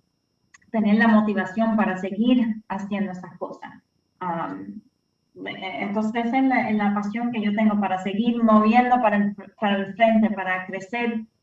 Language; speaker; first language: Spanish; early bilingual, heritage; Spanish